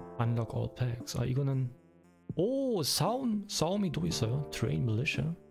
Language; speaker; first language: Korean; non-native, learner; German